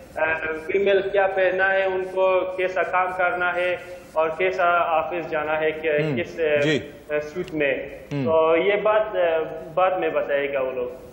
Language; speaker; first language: Hindi; non-native, learner; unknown